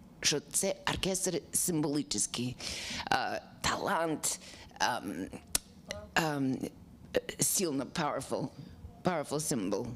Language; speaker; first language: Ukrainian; non-native, learner; English